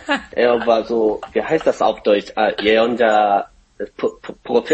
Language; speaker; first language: German; non-native, fluent; Korean